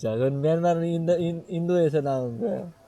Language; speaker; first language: Korean; non-native, fluent; Nepali